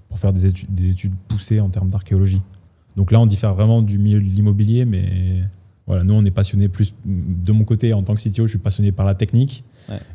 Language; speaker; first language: French; native; French